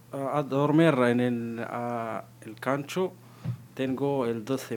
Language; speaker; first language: Spanish; non-native, learner; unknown